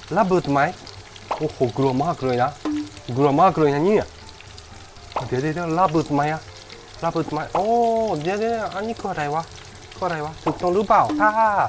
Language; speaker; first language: Thai; non-native, learner; Japanese